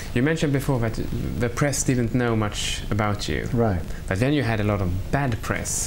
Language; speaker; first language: English; non-native, fluent; Swedish